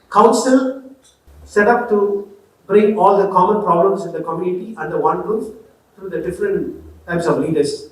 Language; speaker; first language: Tamil; native; Tamil